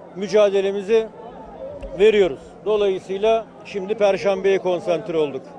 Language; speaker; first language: Turkish; native; Turkish